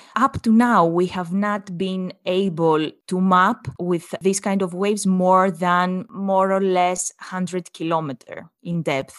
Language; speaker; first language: English; non-native, fluent; Greek